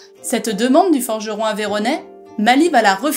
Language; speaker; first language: French; native; French